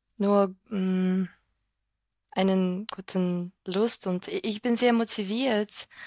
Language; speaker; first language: German; non-native, fluent; Ukrainian